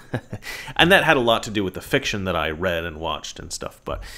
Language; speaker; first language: English; native; English